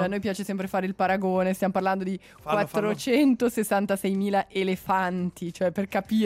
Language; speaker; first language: Italian; native; Italian